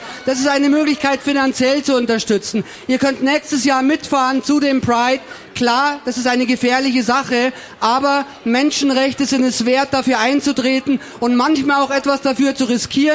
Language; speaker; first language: German; native; German